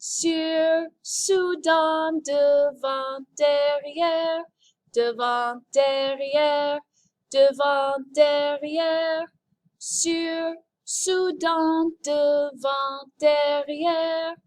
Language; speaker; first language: French; non-native, fluent; English